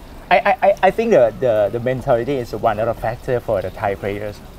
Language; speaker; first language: English; non-native, learner; Thai